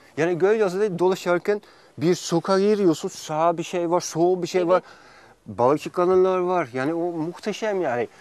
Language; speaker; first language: Turkish; non-native, fluent; Dutch